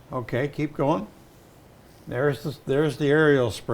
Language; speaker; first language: English; native; English